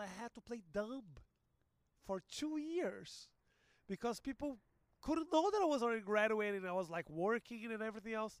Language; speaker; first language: English; non-native, fluent; Portuguese